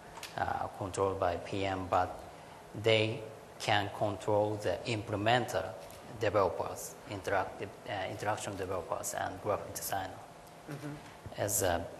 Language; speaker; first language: English; non-native, learner; Japanese